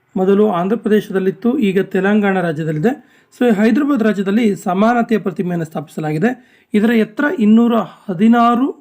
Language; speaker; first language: Kannada; native; Kannada